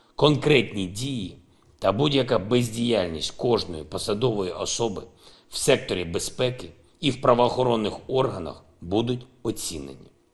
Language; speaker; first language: Ukrainian; non-native, local second language; Russian